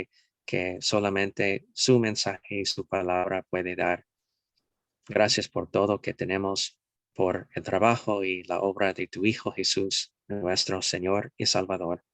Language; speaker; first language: Spanish; non-native, fluent; English